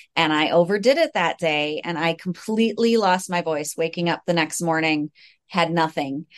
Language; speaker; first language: English; native; English